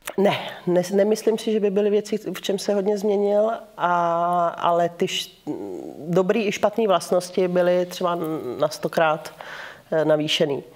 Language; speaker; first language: Czech; early bilingual, heritage; Czech